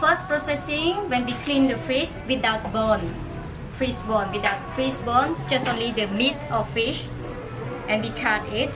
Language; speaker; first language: English; non-native, learner; Khmer